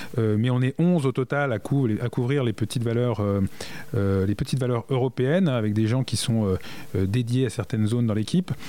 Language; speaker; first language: French; native; French